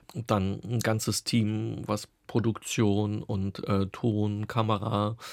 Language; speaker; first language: German; native; German